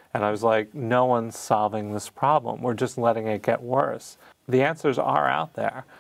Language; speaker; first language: English; native; English